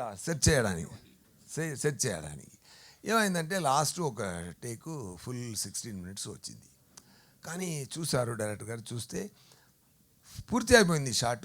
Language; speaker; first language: Telugu; non-native, learner; Tamil